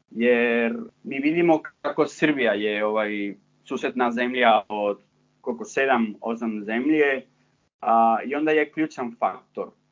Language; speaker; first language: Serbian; non-native, fluent; Spanish